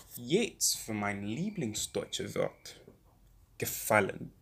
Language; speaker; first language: German; non-native, learner; English